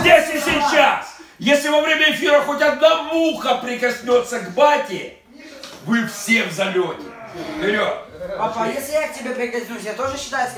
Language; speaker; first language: Russian; native; Russian